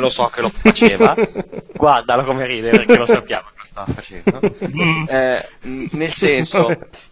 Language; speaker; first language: Italian; native; Italian